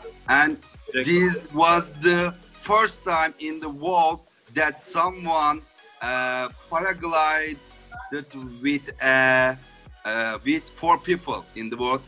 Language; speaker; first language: English; non-native, fluent; Turkish